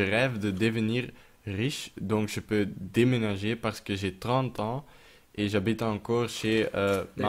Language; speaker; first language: French; non-native, local second language; Dutch